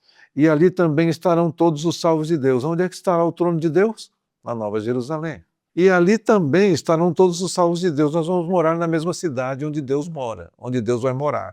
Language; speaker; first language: Portuguese; native; Portuguese